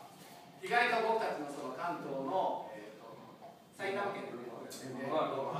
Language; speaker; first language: Japanese; native; Japanese